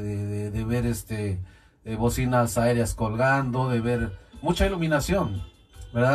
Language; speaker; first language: Spanish; native; Spanish